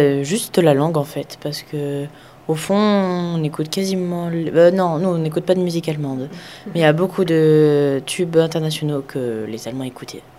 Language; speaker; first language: French; native; French